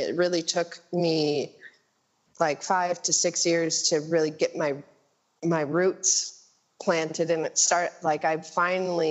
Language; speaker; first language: English; native; English